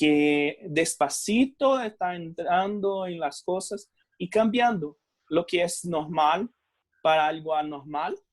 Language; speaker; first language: Spanish; non-native, fluent; Portuguese